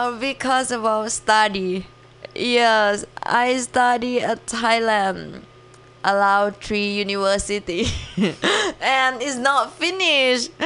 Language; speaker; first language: English; non-native, learner; Thai